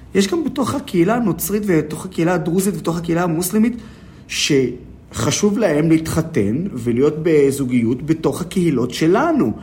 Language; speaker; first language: Hebrew; non-native, local second language; Arabic